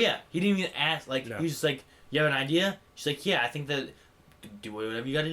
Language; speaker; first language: English; native; English